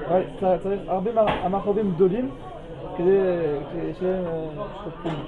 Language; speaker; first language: Hebrew; non-native, learner; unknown